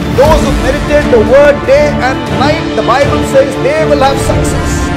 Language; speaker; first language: English; non-native, local second language; Tamil